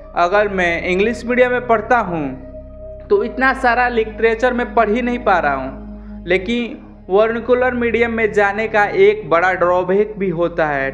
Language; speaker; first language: Hindi; native; Hindi